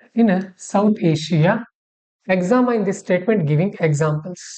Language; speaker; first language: English; non-native, local second language; Kannada